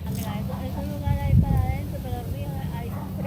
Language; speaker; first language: Spanish; native; Spanish